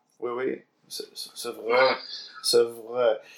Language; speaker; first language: French; non-native, learner; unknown